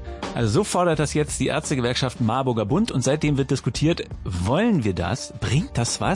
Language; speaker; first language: German; native; German